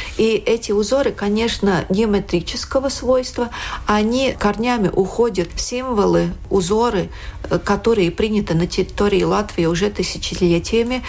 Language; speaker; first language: Russian; non-native, local second language; Latvian